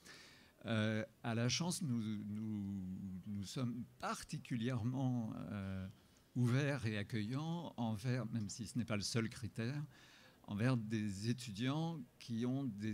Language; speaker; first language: French; native; French